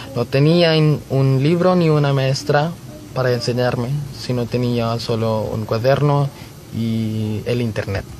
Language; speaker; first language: Spanish; non-native, fluent; Filipino